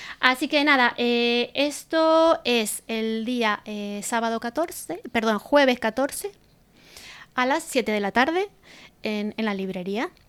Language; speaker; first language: Spanish; native; Spanish